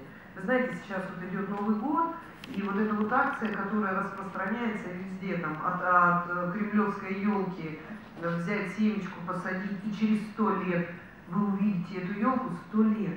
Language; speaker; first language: Russian; native; Russian